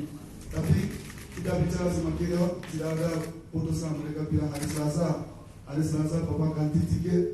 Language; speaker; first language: Indonesian; non-native, fluent; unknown